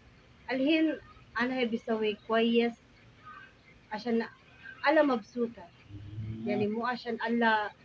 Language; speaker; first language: Arabic; non-native, learner; Filipino